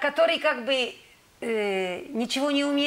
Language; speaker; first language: Russian; non-native, learner; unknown